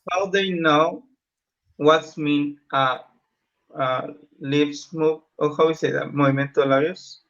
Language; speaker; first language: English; non-native, learner; Spanish